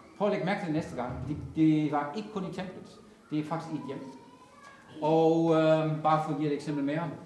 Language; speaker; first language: Danish; native; Danish